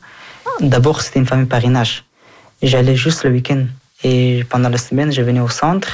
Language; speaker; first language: French; early bilingual, other home language; Persian